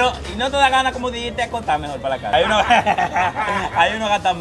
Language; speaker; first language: Spanish; native; Spanish